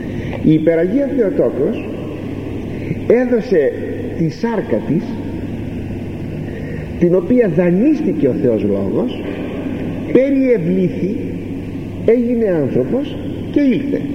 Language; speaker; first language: Greek; native; Greek